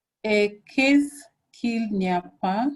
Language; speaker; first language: French; non-native, learner; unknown